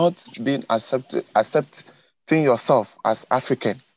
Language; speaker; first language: English; non-native, local second language; Ewe